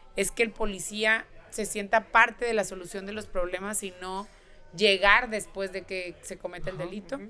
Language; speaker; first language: Spanish; native; Spanish